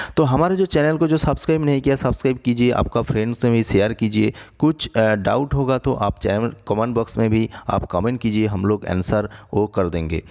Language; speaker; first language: Hindi; native; Hindi